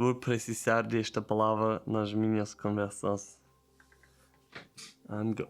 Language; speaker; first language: Portuguese; non-native, learner; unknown